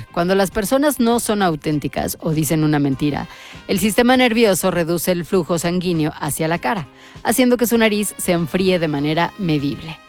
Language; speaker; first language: Spanish; native; Spanish